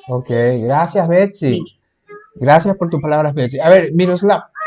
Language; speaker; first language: Spanish; native; Spanish